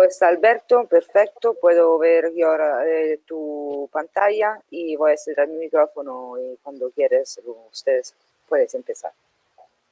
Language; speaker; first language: Spanish; non-native, learner; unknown